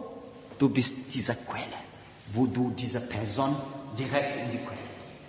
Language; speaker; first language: German; non-native, learner; Portuguese